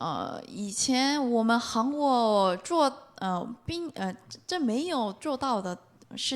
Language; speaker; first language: Chinese; non-native, fluent; Korean